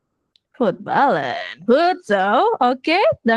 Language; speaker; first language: Dutch; non-native, fluent; Indonesian